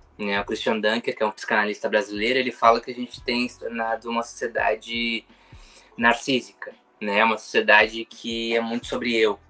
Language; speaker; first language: Portuguese; native; Portuguese